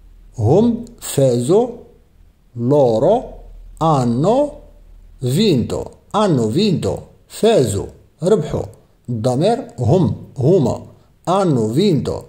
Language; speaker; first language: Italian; non-native, fluent; Arabic